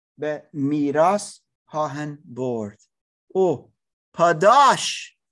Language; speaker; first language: Persian; non-native, learner; English